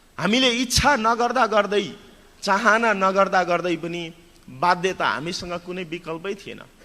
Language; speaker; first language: Nepali; native; Nepali